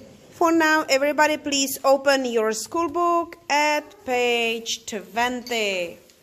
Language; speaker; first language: English; non-native, fluent; Czech